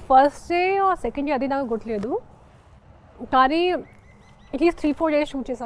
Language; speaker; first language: Telugu; non-native, fluent; Hindi